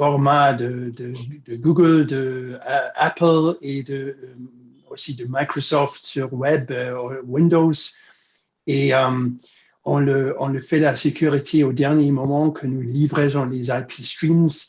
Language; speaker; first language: French; non-native, fluent; English